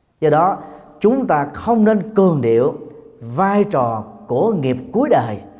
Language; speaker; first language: Vietnamese; native; Vietnamese